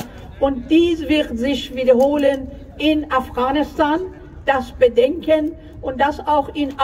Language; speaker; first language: German; non-native, fluent; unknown